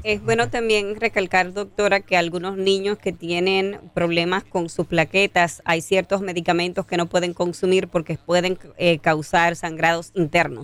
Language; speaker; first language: Spanish; native; Spanish